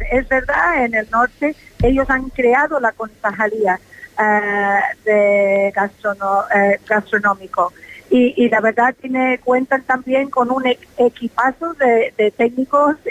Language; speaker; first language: Spanish; non-native, fluent; English